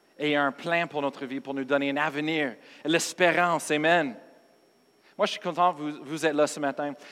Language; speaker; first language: French; non-native, fluent; English